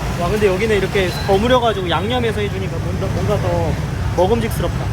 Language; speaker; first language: Korean; native; Korean